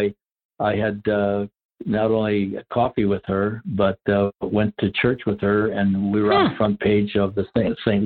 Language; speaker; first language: English; native; English